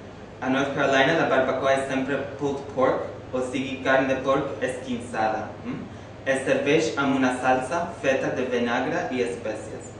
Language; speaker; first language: Catalan; non-native, fluent; English